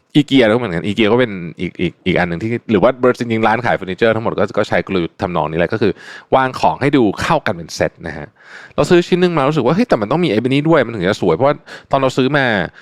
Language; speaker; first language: Thai; native; Thai